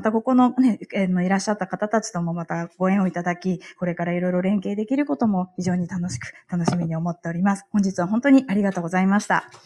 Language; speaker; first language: Japanese; native; Japanese